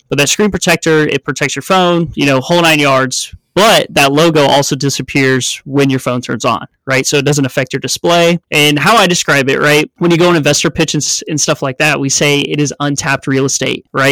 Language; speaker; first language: English; native; English